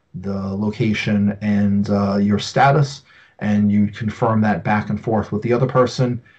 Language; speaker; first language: English; native; English